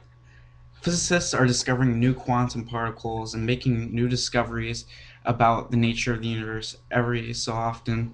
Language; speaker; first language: English; native; English